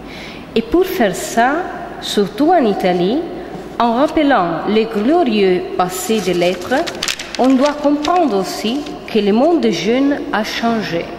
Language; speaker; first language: French; non-native, fluent; Italian